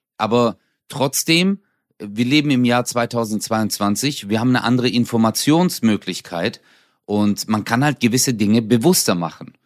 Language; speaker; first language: German; early bilingual, other home language; Turkish